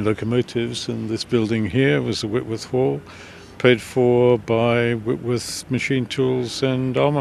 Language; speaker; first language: English; native; English